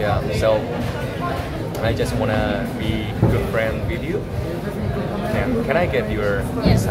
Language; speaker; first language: English; non-native, learner; Korean